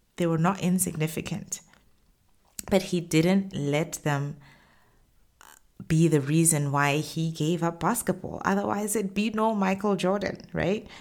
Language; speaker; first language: English; non-native, local second language; Tswana